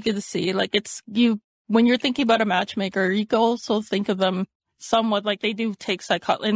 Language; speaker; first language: English; native; English